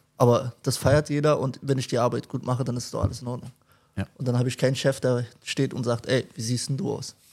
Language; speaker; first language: German; early bilingual, other home language; Turkish